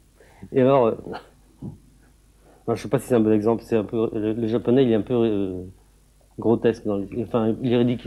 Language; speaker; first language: French; native; French